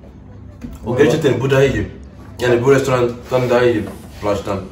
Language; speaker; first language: Turkish; non-native, learner; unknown